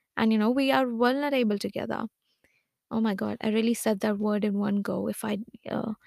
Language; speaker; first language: English; non-native, local second language; Hindi